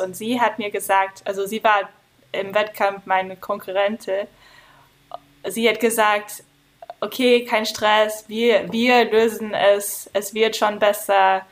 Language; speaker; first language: German; non-native, fluent; English